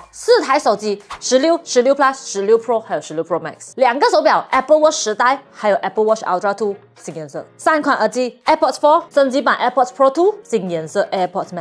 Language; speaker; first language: Chinese; non-native, local second language; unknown